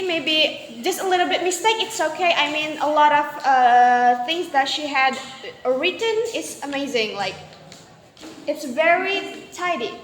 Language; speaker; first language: English; non-native, fluent; Indonesian